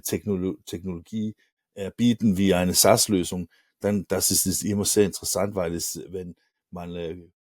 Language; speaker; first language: German; non-native, learner; Danish